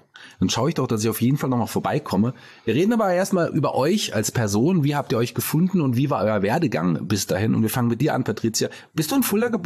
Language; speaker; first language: German; native; German